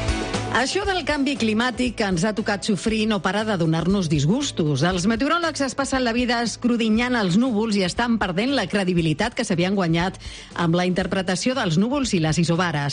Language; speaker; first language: Catalan; native; Catalan